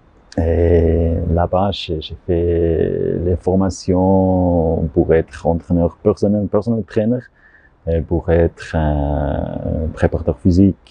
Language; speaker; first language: French; non-native, learner; German